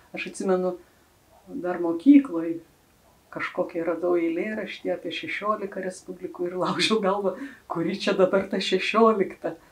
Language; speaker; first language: Lithuanian; native; Lithuanian